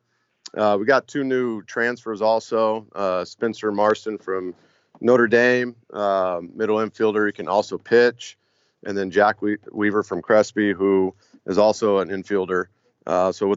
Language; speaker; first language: English; native; English